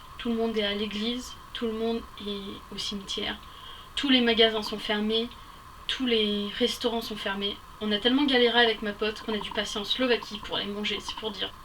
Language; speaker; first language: French; native; French